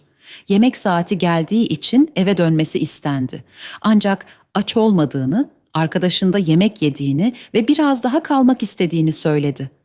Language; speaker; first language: Turkish; native; Turkish